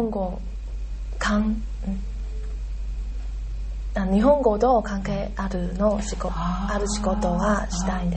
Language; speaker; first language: Japanese; non-native, learner; Chinese